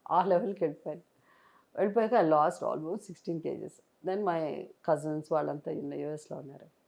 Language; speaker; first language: Telugu; native; Telugu